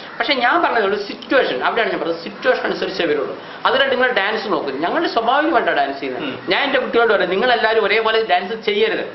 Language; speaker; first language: Malayalam; non-native, local second language; Hindi